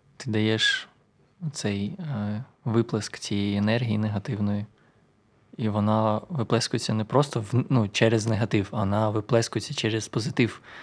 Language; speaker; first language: Ukrainian; non-native, local second language; Russian